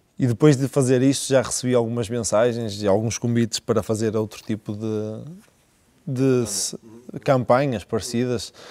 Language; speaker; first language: Portuguese; native; Portuguese